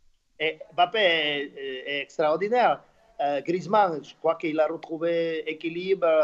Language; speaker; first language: French; non-native, fluent; Slovak